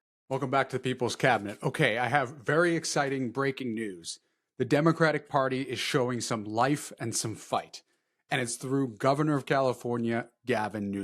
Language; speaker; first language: English; native; English